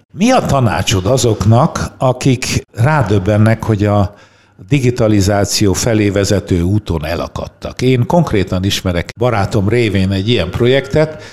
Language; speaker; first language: Hungarian; native; Hungarian